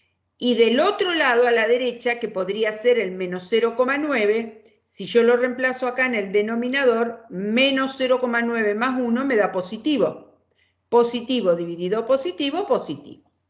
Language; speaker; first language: Spanish; native; Spanish